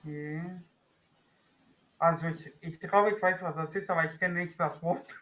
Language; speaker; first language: German; non-native, learner; Spanish